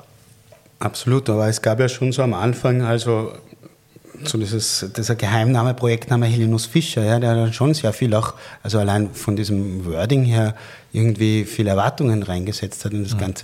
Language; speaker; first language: German; native; German